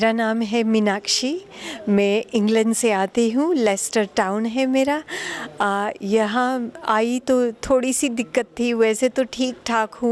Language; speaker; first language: Hindi; early bilingual, heritage; Hindi